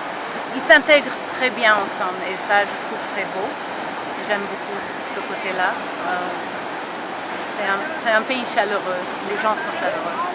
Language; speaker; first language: French; early bilingual, heritage; French